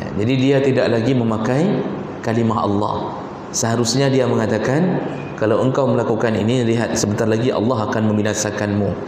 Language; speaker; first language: Malay; non-native, local second language; Achinese